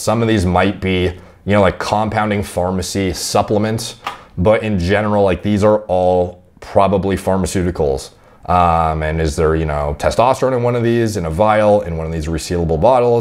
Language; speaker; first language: English; native; English